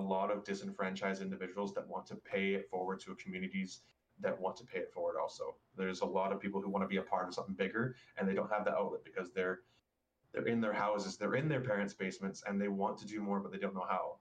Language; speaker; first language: English; native; English